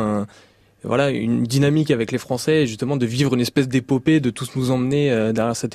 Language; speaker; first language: French; native; French